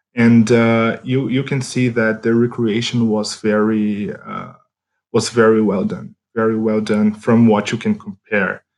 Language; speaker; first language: English; non-native, fluent; Portuguese